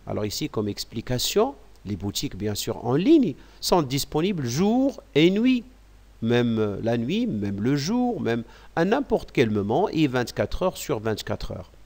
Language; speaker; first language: French; non-native, local second language; Arabic